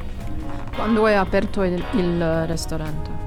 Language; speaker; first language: Italian; non-native, learner; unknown